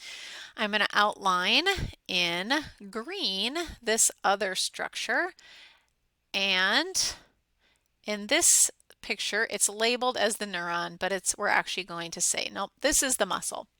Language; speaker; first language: English; native; English